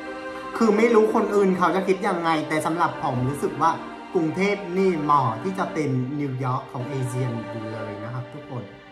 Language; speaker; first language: Thai; non-native, fluent; Vietnamese